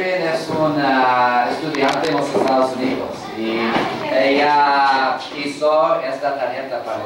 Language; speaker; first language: Spanish; non-native, learner; English